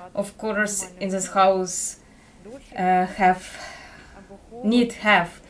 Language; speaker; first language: English; non-native, fluent; Ukrainian